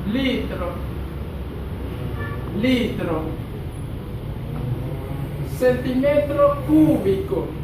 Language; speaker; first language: Spanish; non-native, fluent; Haitian Creole